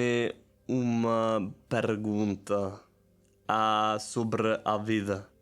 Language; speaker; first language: Portuguese; non-native, learner; Italian